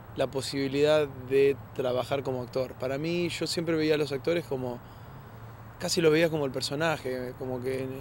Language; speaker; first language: Spanish; native; Spanish